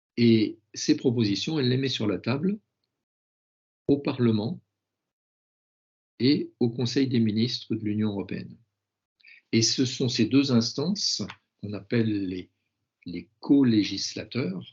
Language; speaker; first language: French; native; French